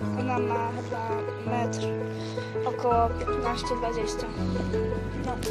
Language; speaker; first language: Polish; native; Polish